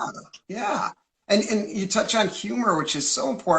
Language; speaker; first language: English; native; English